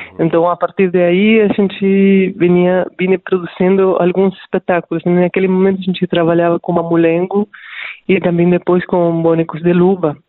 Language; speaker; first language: Portuguese; non-native, fluent; Spanish